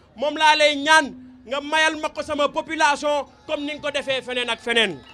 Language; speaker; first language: Wolof; non-native, local second language; Jola-Fonyi